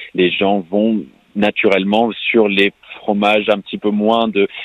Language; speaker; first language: French; non-native, fluent; English